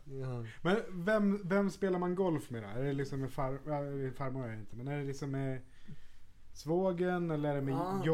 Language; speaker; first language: Swedish; native; Swedish